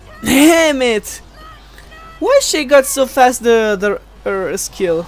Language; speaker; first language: English; non-native, fluent; Italian